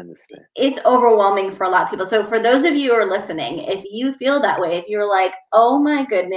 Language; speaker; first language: English; native; English